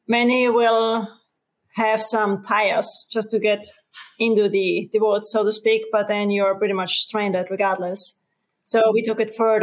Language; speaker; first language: English; non-native, fluent; German